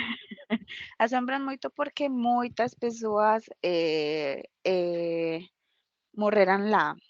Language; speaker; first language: Portuguese; non-native, learner; Spanish